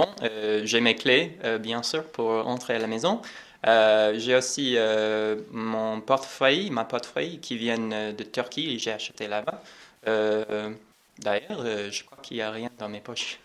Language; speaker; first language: French; non-native, fluent; English